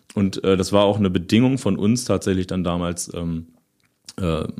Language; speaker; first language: German; native; German